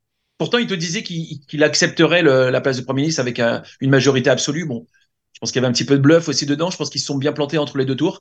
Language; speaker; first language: French; native; French